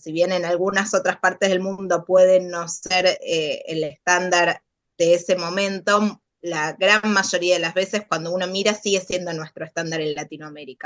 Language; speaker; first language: Spanish; native; Spanish